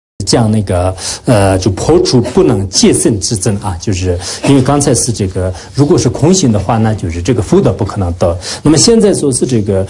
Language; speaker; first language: Chinese; non-native, local second language; Tibetan